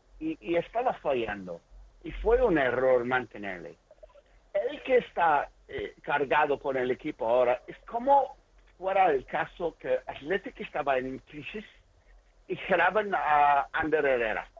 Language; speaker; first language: Spanish; non-native, learner; English